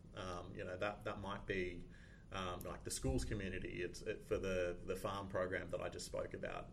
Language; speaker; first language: English; native; English